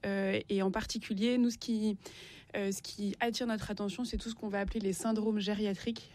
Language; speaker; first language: French; native; French